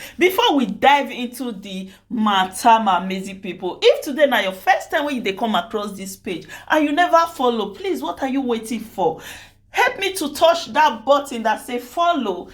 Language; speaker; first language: Nigerian Pidgin; native; Nigerian Pidgin